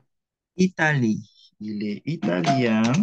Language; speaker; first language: French; non-native, fluent; Indonesian